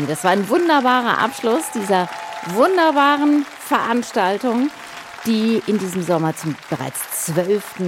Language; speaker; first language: German; native; German